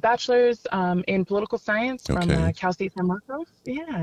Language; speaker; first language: English; native; English